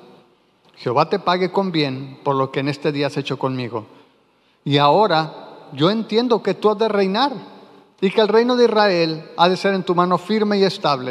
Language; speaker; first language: Spanish; native; Spanish